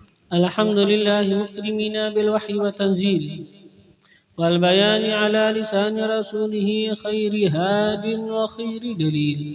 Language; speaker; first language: Arabic; non-native, fluent; Indonesian